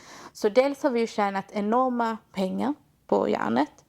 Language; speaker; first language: Swedish; native; Swedish